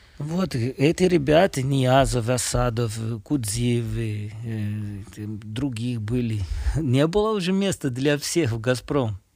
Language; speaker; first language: Russian; non-native, fluent; Portuguese